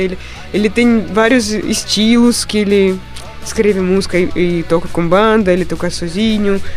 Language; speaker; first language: Portuguese; non-native, fluent; Russian